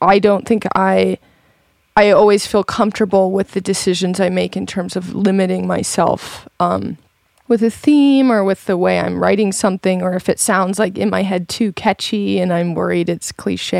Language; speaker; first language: English; native; English